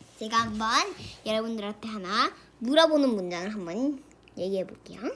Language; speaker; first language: Korean; native; Korean